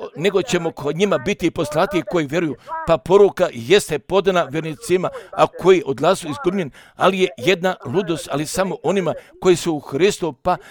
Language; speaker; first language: Croatian; early bilingual, heritage; Croatian